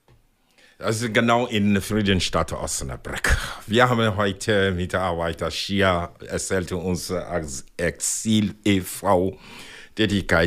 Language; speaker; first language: German; non-native, fluent; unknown